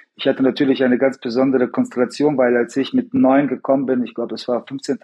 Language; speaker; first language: German; early bilingual, other home language; Bosnian